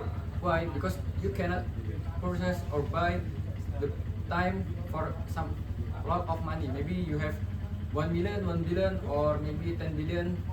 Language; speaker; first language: English; non-native, learner; Indonesian